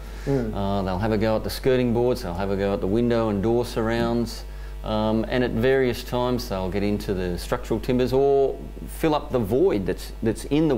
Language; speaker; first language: English; native; English